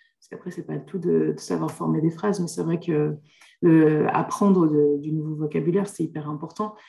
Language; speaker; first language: French; native; French